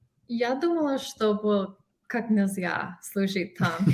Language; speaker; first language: Russian; non-native, learner; English